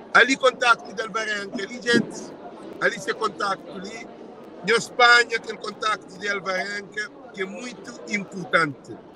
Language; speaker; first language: Portuguese; non-native, local second language; Kabuverdianu